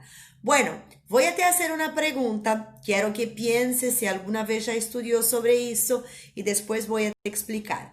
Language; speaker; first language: Spanish; non-native, fluent; Portuguese